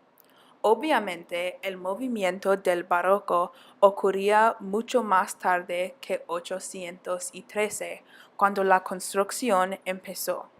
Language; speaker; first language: Spanish; non-native, learner; English